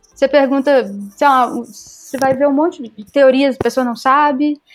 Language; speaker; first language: Portuguese; native; Portuguese